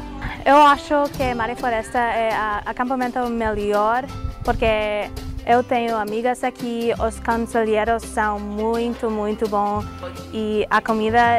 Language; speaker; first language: Portuguese; non-native, learner; English